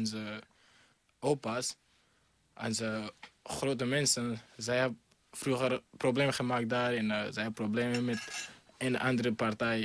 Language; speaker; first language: Dutch; non-native, learner; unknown